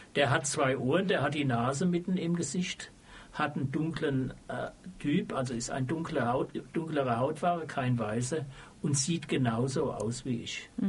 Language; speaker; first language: German; native; German